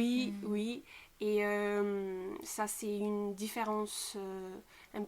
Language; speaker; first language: French; non-native, fluent; Bulgarian